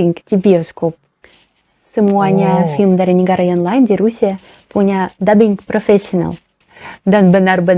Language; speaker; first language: Indonesian; non-native, learner; Russian